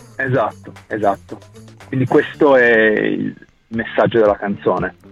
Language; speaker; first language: Italian; native; Italian